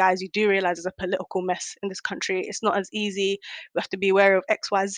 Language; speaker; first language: English; native; English